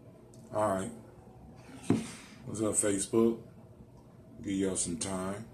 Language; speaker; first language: English; native; English